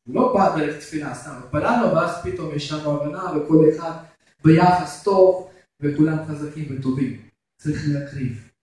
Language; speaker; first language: Hebrew; non-native, fluent; Russian